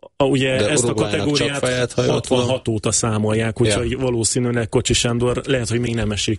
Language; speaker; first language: Hungarian; native; Hungarian